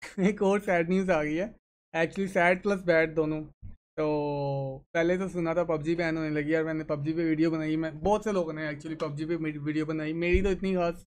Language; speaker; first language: Urdu; native; Urdu